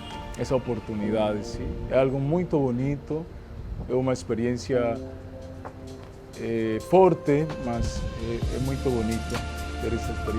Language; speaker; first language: Portuguese; non-native, fluent; Spanish